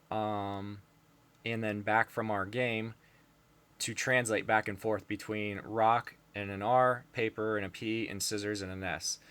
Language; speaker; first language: English; native; English